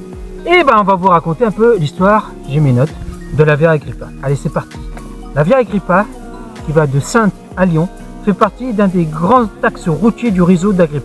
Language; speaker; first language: French; native; French